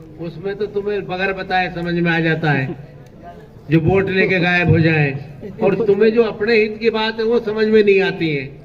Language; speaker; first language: Hindi; native; Hindi